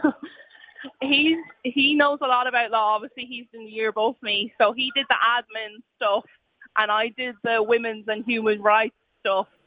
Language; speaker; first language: English; native; English